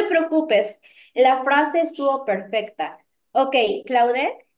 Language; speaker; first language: Spanish; non-native, fluent; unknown